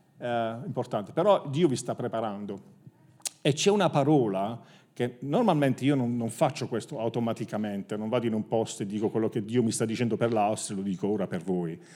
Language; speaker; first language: Italian; native; Italian